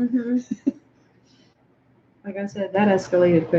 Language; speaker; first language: English; native; English